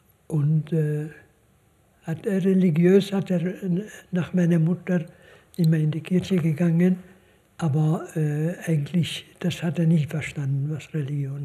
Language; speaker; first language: German; non-native, fluent; Hungarian